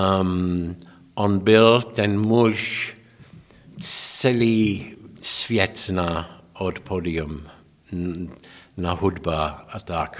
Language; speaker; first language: Czech; non-native, learner; English